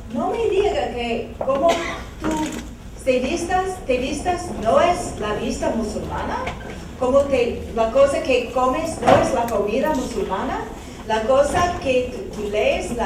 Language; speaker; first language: Spanish; non-native, learner; English